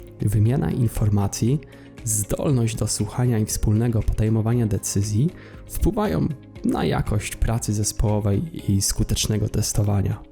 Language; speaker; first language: Polish; native; Polish